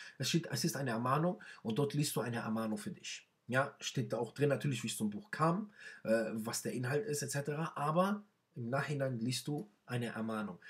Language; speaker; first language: German; non-native, fluent; Arabic